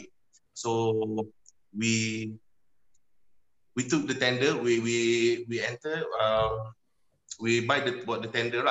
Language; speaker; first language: English; non-native, local second language; Malay